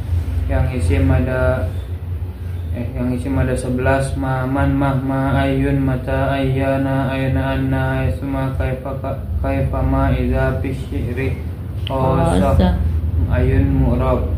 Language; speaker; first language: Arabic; non-native, learner; Indonesian